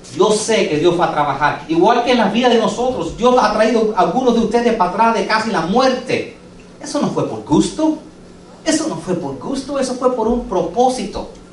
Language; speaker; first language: Spanish; early bilingual, heritage; English